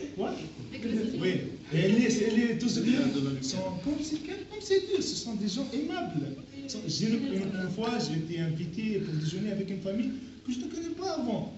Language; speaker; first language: French; non-native, local second language; Arabic